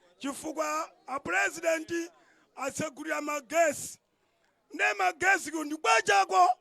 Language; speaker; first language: Nyanja; non-native, local second language; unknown